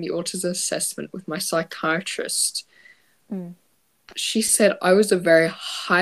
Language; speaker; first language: English; native; English